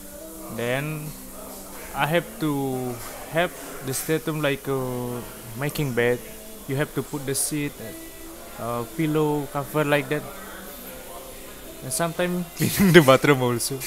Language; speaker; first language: English; non-native, learner; Indonesian